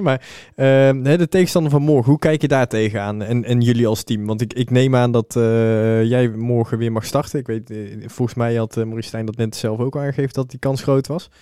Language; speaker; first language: Dutch; native; Dutch